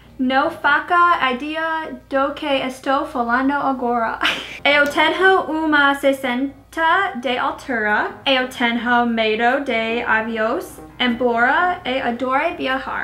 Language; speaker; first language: Portuguese; non-native, learner; English